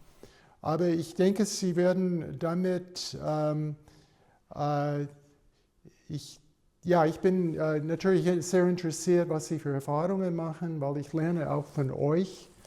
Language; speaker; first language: German; non-native, fluent; English